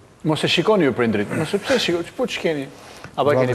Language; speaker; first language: Albanian; native; Albanian